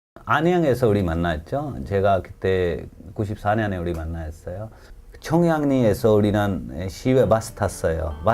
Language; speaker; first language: Korean; non-native, learner; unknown